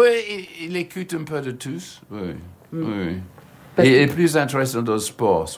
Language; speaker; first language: French; non-native, fluent; English